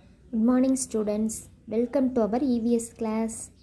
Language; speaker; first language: English; non-native, local second language; Tamil